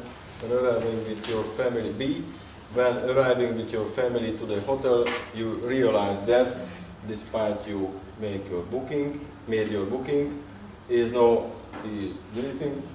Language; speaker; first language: English; non-native, learner; Hungarian